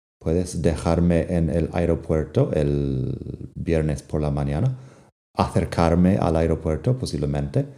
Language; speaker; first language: Spanish; non-native, fluent; English